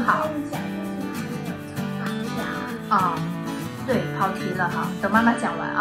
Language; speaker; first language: Chinese; native; Chinese